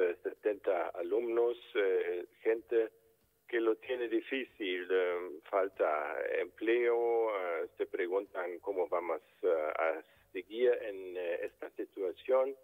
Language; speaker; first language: Spanish; non-native, fluent; German